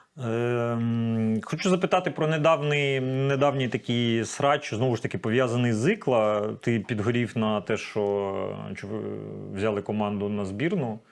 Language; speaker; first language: Ukrainian; native; Ukrainian